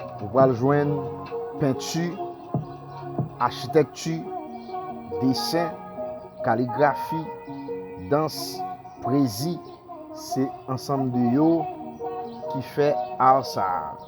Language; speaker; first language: French; non-native, learner; Haitian Creole